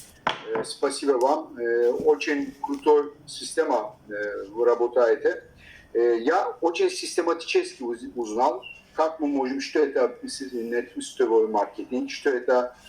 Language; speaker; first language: Russian; non-native, learner; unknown